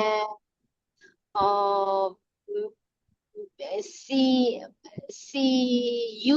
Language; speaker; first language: English; non-native, learner; Korean